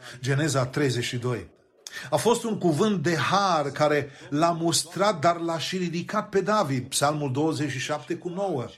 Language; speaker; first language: Romanian; native; Romanian